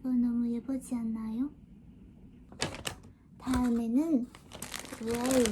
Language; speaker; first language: Korean; non-native, fluent; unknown